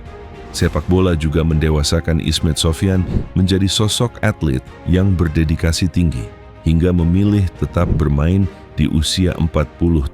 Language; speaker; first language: Indonesian; native; Indonesian